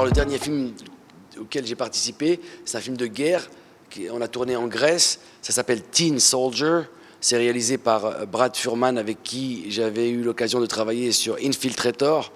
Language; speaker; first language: French; early bilingual, other home language; Arabic